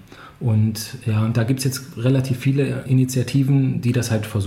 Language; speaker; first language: German; native; German